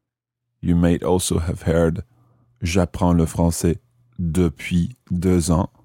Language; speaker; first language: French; non-native, fluent; English